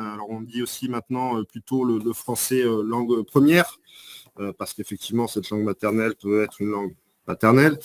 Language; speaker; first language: French; native; French